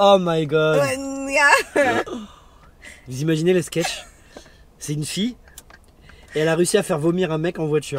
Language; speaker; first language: French; native; French